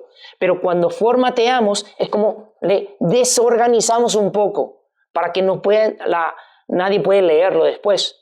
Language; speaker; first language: Spanish; non-native, fluent; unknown